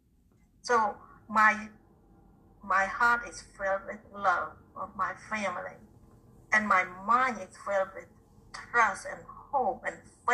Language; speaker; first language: English; non-native, fluent; Khmer